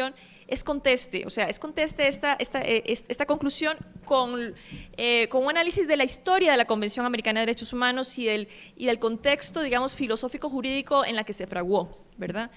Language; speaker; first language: Spanish; native; Spanish